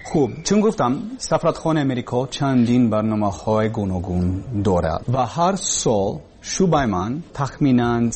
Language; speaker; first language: Persian; non-native, learner; English